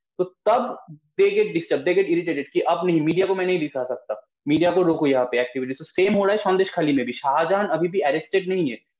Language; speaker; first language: Hindi; non-native, local second language; Bangla